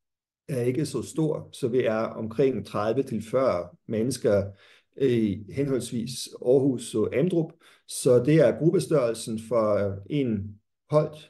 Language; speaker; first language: Danish; non-native, fluent; German